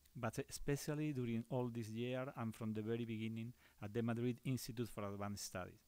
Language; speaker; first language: English; non-native, fluent; Spanish